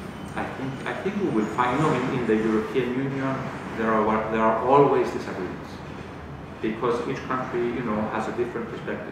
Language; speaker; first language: English; non-native, fluent; Greek